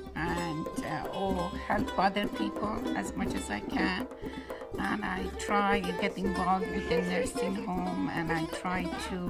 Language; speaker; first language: English; non-native, learner; Persian